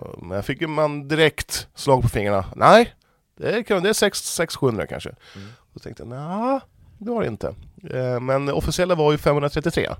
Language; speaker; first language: Swedish; native; Swedish